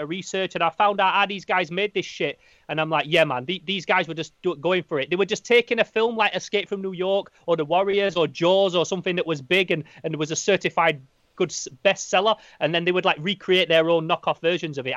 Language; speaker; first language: English; native; English